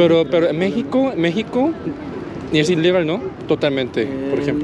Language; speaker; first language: Spanish; non-native, learner; Korean